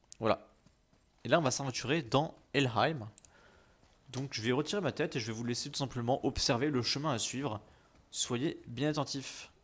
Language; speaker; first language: French; native; French